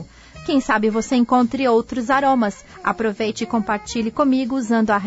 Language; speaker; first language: Portuguese; native; Portuguese